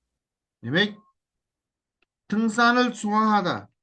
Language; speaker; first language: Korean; non-native, fluent; Uzbek